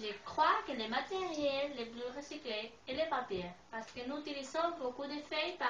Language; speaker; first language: French; non-native, learner; Spanish